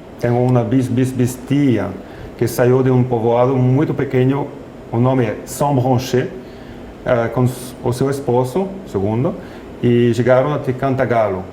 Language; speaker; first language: Portuguese; non-native, fluent; French